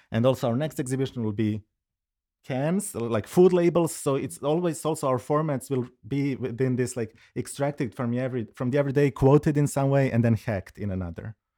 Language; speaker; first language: English; non-native, fluent; Serbian